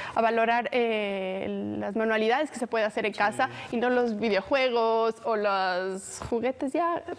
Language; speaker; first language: Spanish; native; Spanish